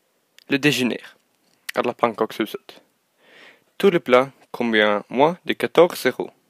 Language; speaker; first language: French; non-native, learner; Swedish